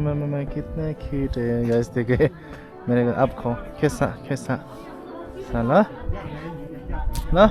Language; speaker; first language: Hindi; non-native, fluent; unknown